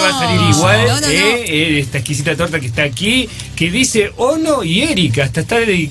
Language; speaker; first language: Spanish; native; Spanish